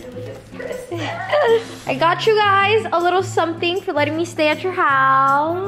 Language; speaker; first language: English; native; English